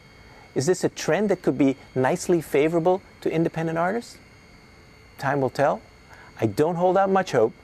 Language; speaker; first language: English; native; English